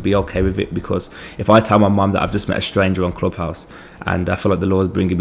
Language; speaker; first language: English; native; English